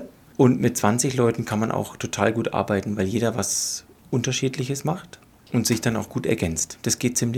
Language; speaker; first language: German; native; German